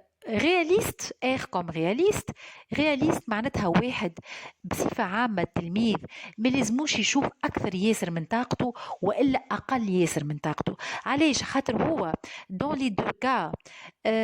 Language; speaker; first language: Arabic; native; Arabic